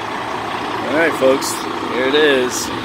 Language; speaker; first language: English; native; English